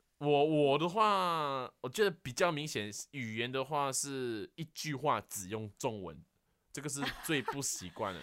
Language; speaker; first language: Chinese; non-native, local second language; Hakka Chinese